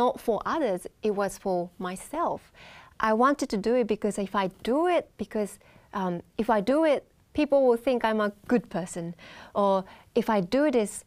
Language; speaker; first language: English; non-native, fluent; Japanese